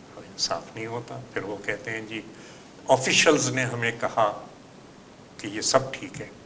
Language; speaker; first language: Urdu; native; Urdu